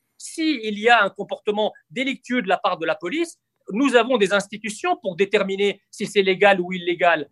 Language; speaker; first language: French; early bilingual, other home language; Arabic